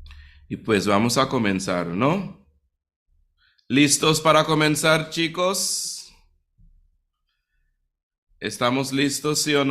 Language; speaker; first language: Spanish; non-native, fluent; English